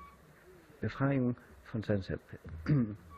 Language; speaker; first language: German; non-native, fluent; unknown